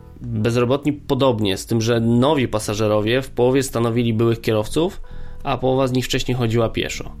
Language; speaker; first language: Polish; native; Polish